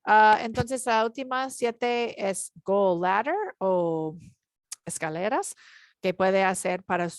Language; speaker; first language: Spanish; non-native, learner; English